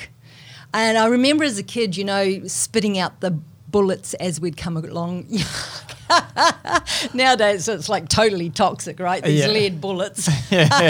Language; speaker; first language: English; native; English